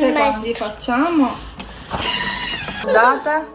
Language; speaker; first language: Italian; native; Italian